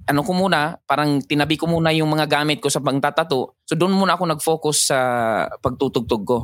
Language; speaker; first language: Filipino; non-native, local second language; Cebuano